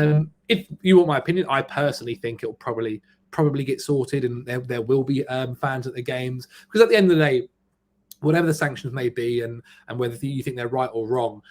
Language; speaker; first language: English; native; English